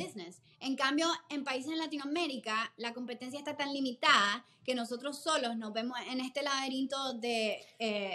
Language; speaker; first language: Spanish; native; Spanish